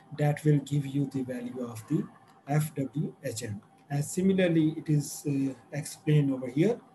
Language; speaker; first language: English; non-native, local second language; Urdu